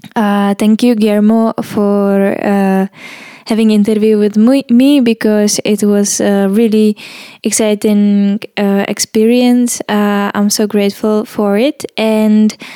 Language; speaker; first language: English; non-native, learner; Czech